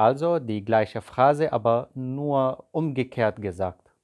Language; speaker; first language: German; non-native, fluent; Arabic